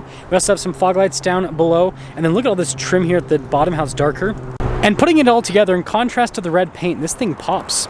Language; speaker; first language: English; native; English